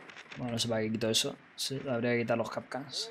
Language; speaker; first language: Spanish; native; Spanish